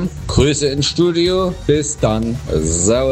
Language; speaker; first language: German; native; German